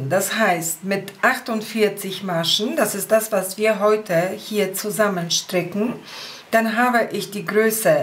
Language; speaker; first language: German; non-native, fluent; Polish